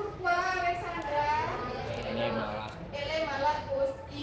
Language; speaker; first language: French; non-native, fluent; Indonesian